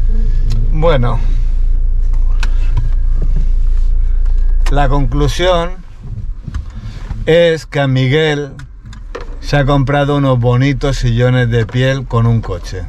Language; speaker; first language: Spanish; native; Spanish